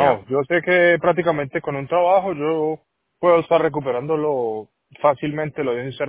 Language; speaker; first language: Spanish; native; Spanish